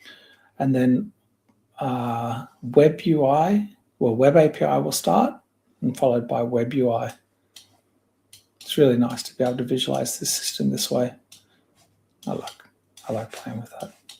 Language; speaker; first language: English; native; English